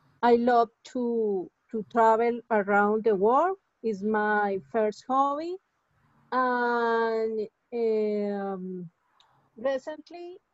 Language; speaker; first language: English; non-native, learner; Spanish